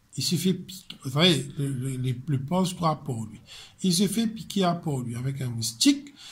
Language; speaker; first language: French; non-native, local second language; Morisyen